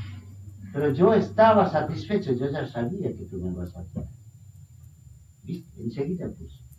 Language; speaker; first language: Spanish; non-native, fluent; Bangla